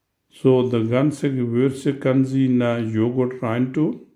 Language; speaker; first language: German; non-native, learner; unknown